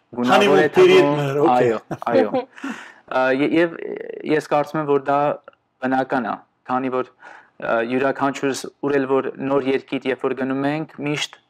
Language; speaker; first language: Armenian; early bilingual, heritage; Armenian